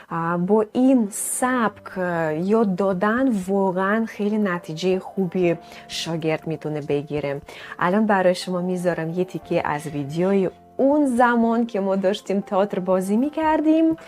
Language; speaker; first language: Persian; non-native, fluent; Russian